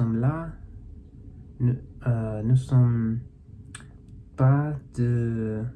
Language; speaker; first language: French; non-native, learner; English